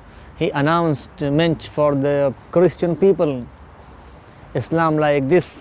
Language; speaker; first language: English; non-native, learner; Pashto